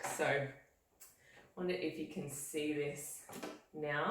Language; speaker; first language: English; native; English